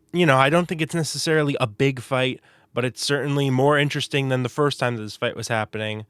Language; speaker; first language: English; native; English